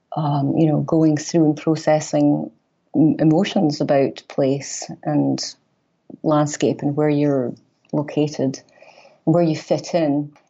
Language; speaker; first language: English; native; English